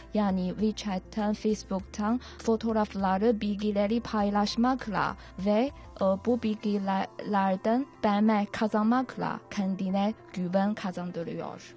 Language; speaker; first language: Turkish; non-native, learner; Chinese